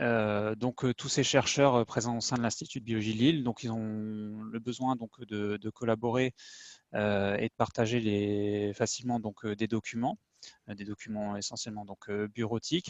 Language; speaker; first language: French; native; French